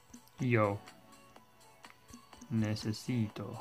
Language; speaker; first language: Spanish; non-native, learner; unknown